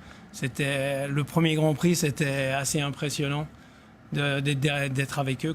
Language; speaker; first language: French; native; French